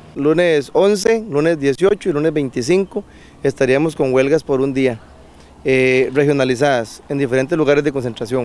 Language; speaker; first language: Spanish; native; Spanish